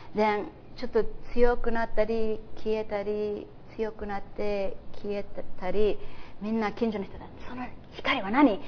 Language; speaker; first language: Japanese; non-native, fluent; English